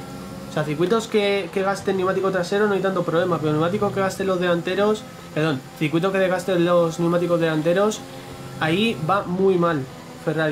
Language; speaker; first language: Spanish; native; Spanish